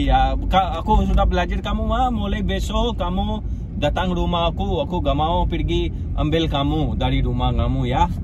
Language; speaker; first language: Indonesian; non-native, learner; Urdu